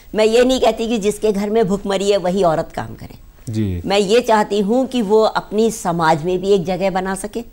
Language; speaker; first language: Hindi; native; Hindi